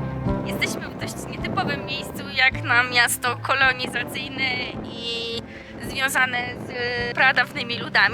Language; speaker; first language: Polish; native; Polish